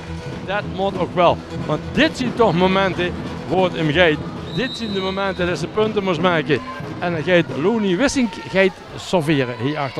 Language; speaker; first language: Dutch; native; Dutch